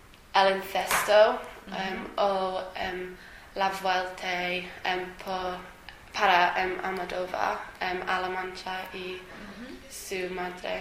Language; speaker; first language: Spanish; non-native, learner; English